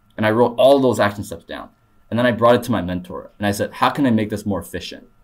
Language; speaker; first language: English; early bilingual, other home language; Korean